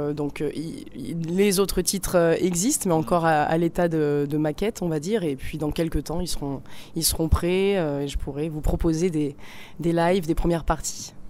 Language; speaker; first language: French; native; French